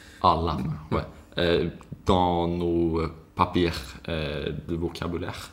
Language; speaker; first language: French; non-native, learner; Swedish